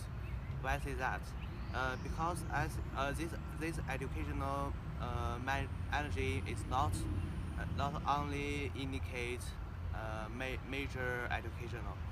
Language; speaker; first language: English; non-native, learner; Chinese